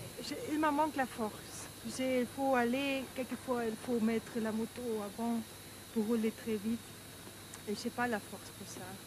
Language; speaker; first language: French; non-native, fluent; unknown